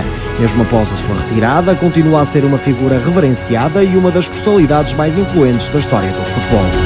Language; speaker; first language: Portuguese; native; Portuguese